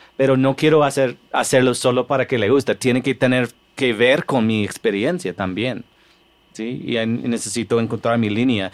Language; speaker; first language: Spanish; non-native, fluent; English